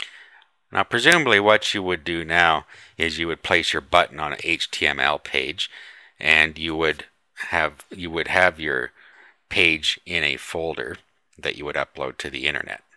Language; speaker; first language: English; native; English